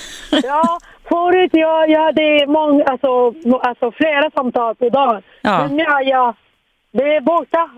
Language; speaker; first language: Swedish; non-native, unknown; Arabic